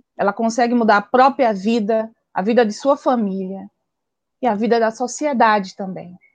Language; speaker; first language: Portuguese; native; Portuguese